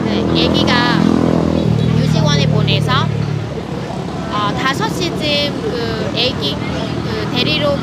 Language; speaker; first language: Korean; non-native, fluent; Vietnamese